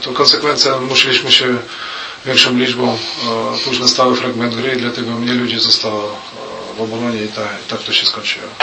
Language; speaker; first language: Polish; non-native, fluent; Russian